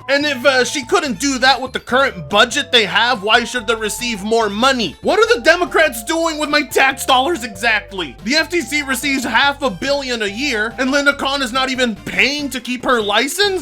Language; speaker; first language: English; native; English